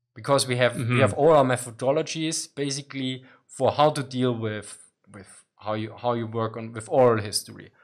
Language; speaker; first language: English; non-native, fluent; German